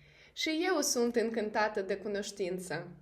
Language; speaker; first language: Romanian; non-native, learner; Russian